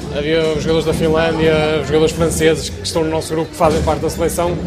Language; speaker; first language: Portuguese; native; Portuguese